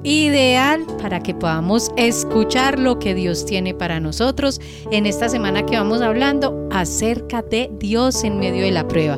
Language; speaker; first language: Spanish; native; Spanish